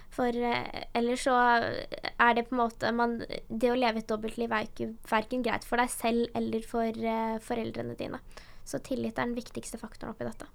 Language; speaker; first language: Norwegian; early bilingual, other home language; Urdu